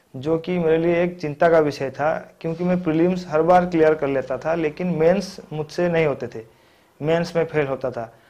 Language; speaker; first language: Hindi; non-native, local second language; Odia